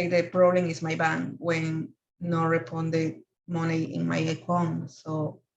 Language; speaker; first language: English; non-native, learner; Spanish